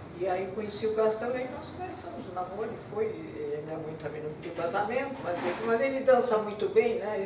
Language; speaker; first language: Portuguese; non-native, local second language; German